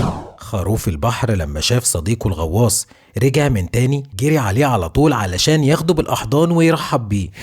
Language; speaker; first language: Arabic; native; Arabic